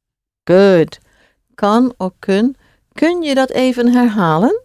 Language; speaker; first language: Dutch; non-native, fluent; English